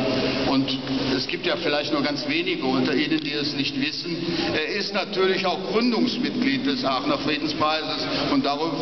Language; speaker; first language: German; native; German